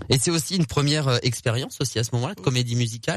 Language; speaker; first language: French; native; French